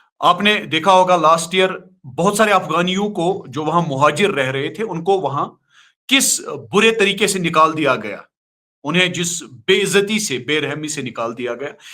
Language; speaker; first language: Urdu; non-native, local second language; Kashmiri